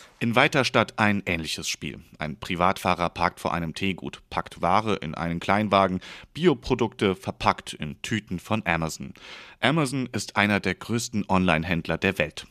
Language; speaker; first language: German; native; German